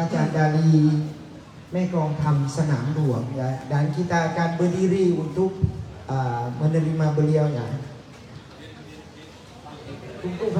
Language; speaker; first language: Indonesian; non-native, learner; Thai